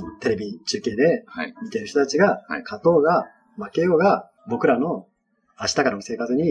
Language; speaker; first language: Japanese; native; Japanese